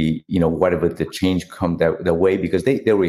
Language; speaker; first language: English; non-native, fluent; Vietnamese